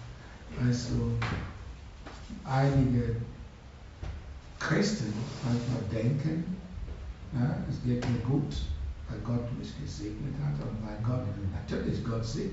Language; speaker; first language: German; non-native, learner; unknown